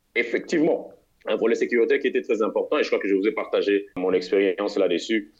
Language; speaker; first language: French; non-native, local second language; Lingala